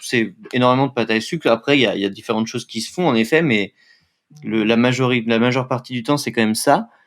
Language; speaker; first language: French; native; French